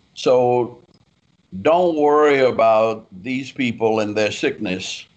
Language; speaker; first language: English; native; English